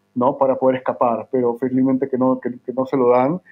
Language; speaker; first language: Spanish; native; Spanish